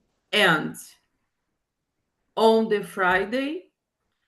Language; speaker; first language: English; non-native, learner; Portuguese